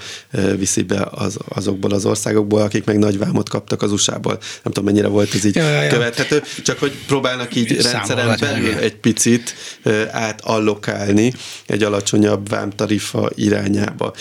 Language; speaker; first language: Hungarian; native; Hungarian